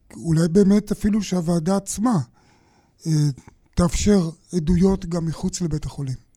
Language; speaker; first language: Hebrew; native; Hebrew